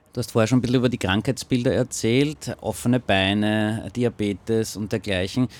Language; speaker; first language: German; native; German